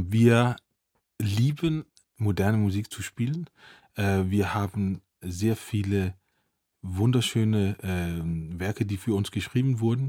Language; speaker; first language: German; non-native, fluent; Danish